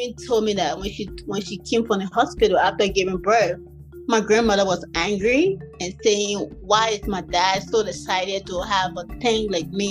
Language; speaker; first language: English; native; English